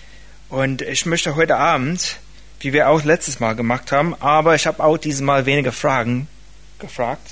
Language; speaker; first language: German; non-native, fluent; English